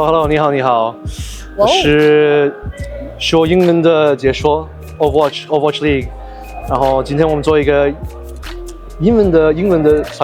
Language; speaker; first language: Chinese; early bilingual, heritage; Chinese